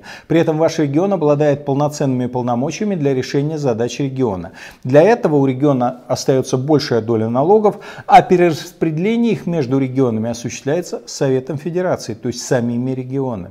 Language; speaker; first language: Russian; native; Russian